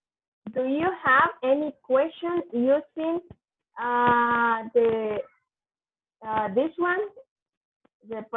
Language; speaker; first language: English; non-native, fluent; Spanish